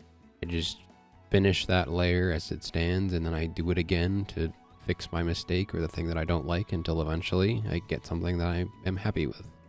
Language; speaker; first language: English; native; English